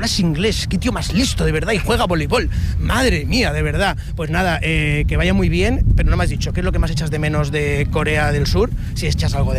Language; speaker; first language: Spanish; native; Spanish